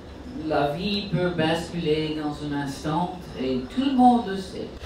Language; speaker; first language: French; non-native, fluent; English